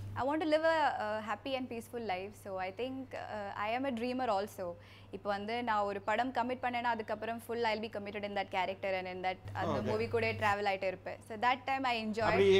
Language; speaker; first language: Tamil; non-native, local second language; Malayalam